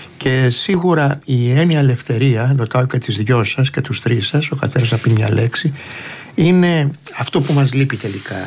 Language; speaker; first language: Greek; native; Greek